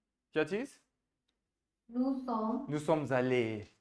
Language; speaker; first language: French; non-native, fluent; Hindi